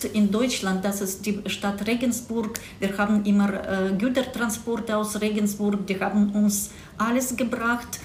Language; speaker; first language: German; non-native, fluent; Russian